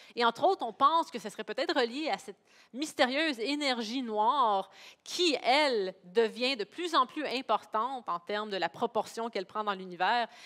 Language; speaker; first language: French; native; French